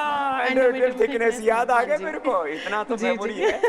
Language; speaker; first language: Hindi; native; Hindi